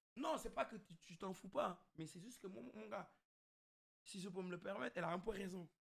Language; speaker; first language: French; non-native, local second language; Wolof